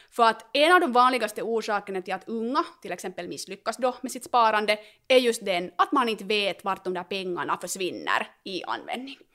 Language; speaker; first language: Swedish; native; Swedish